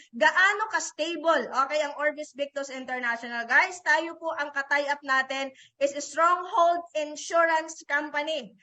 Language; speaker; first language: Filipino; native; Filipino